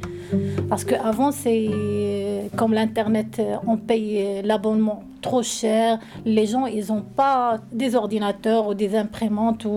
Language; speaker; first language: French; non-native, learner; Arabic